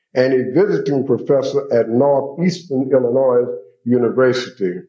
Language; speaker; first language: English; native; English